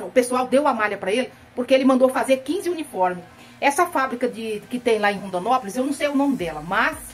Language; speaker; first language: Portuguese; native; Portuguese